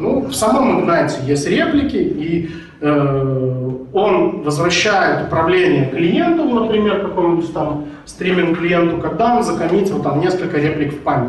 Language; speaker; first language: Russian; native; Russian